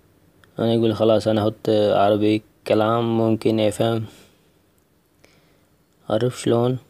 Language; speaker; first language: Arabic; non-native, learner; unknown